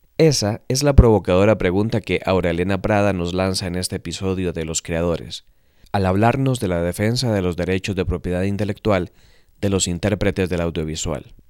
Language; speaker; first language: Spanish; native; Spanish